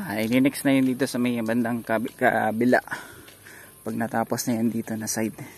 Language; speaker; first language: Filipino; non-native, local second language; Hiligaynon